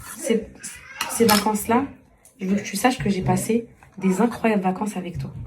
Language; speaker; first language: French; non-native, local second language; Arabic